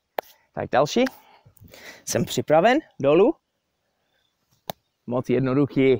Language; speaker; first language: Czech; non-native, fluent; English